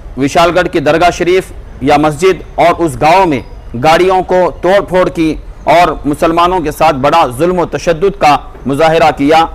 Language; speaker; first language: Urdu; native; Urdu